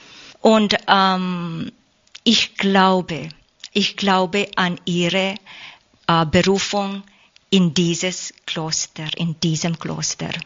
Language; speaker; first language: German; non-native, learner; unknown